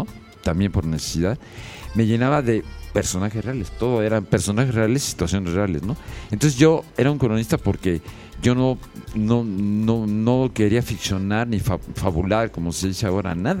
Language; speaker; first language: Spanish; native; Spanish